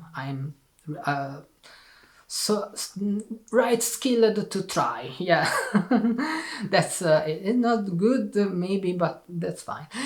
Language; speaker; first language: English; non-native, learner; Italian